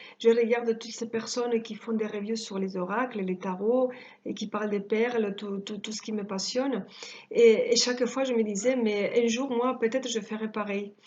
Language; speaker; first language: French; early bilingual, other home language; Spanish